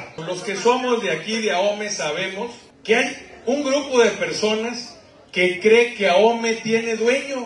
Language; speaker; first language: Spanish; native; Spanish